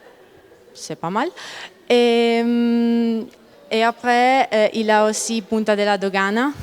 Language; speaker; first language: French; non-native, learner; Italian